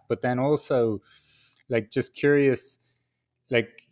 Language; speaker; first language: English; native; English